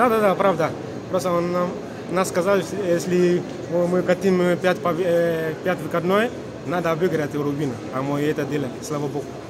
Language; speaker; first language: Russian; non-native, learner; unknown